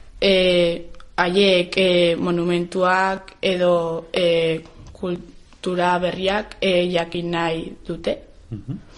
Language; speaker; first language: Basque; non-native, learner; Spanish